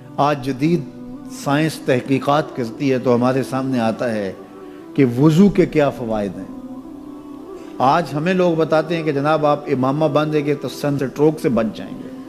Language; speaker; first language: Urdu; non-native, local second language; Punjabi